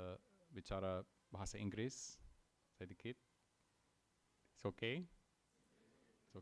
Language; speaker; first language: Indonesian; non-native, learner; English